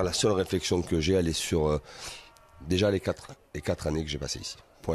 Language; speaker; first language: French; native; French